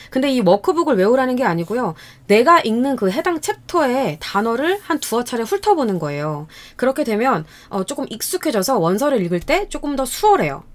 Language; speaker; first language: Korean; native; Korean